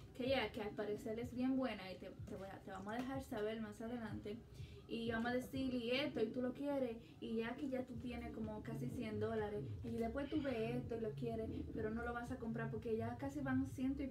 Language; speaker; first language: Spanish; early bilingual, heritage; Spanish